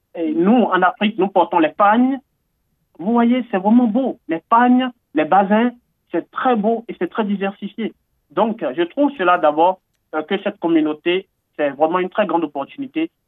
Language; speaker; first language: French; non-native, local second language; Fon